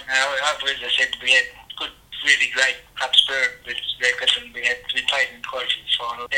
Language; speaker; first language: English; native; English